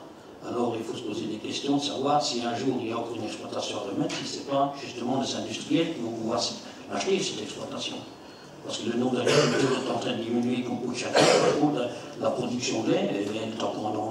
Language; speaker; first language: French; native; French